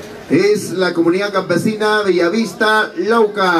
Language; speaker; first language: Spanish; native; Spanish